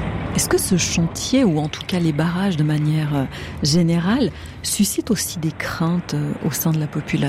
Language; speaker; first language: French; native; French